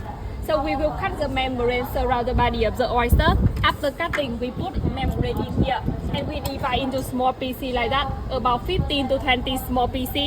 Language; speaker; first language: English; non-native, learner; Vietnamese